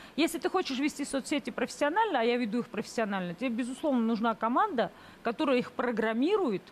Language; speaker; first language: Russian; native; Russian